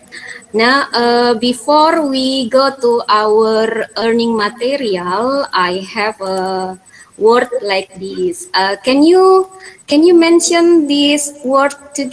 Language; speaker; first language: English; non-native, fluent; Indonesian